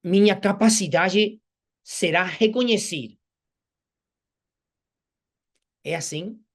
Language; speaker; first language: Portuguese; non-native, fluent; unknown